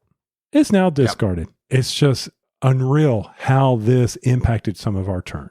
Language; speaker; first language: English; native; English